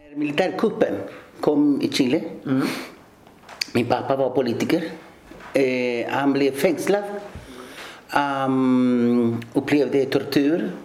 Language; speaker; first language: Swedish; early bilingual, other home language; Spanish